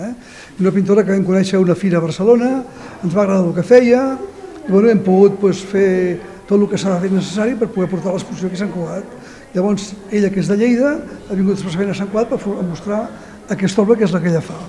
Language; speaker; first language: Catalan; native; Catalan